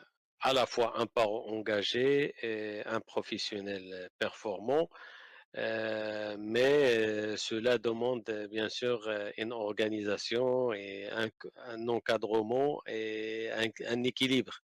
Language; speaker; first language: French; non-native, learner; Arabic